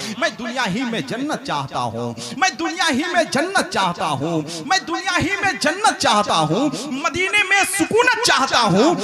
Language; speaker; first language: Hindi; native; Hindi